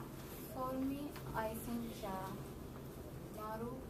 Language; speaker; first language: English; non-native, learner; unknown